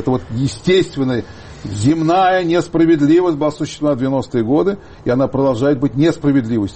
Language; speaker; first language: Russian; native; Russian